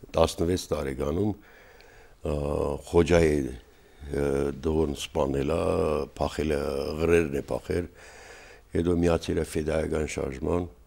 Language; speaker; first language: Armenian; native; Armenian